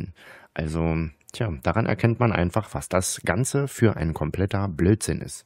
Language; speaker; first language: German; native; German